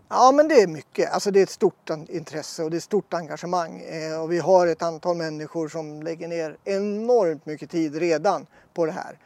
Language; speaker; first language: Swedish; native; Swedish